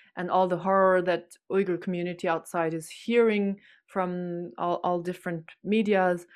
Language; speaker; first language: English; non-native, fluent; Chinese